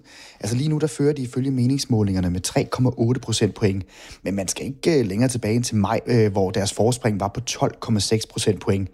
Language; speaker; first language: Danish; native; Danish